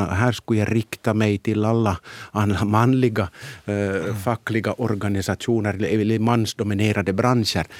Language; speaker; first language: Swedish; native; Swedish